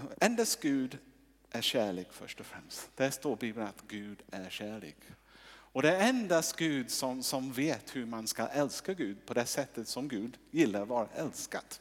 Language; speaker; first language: Swedish; non-native, fluent; English